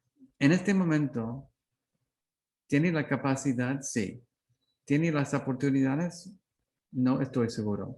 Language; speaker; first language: Spanish; non-native, learner; English